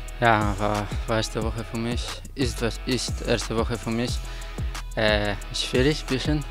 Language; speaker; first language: German; non-native, learner; Polish